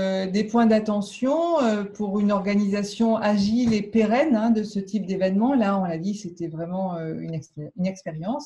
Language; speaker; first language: French; native; French